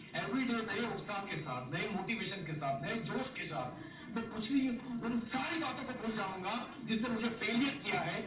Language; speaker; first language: Hindi; non-native, local second language; Gujarati